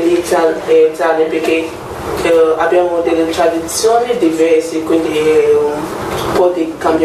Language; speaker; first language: Italian; non-native, learner; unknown